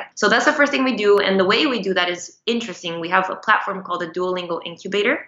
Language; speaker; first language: English; non-native, fluent; Portuguese